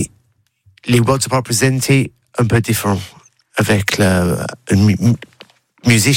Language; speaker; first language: French; non-native, learner; English